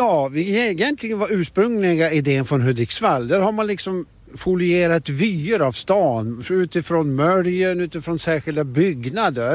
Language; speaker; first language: Swedish; native; Swedish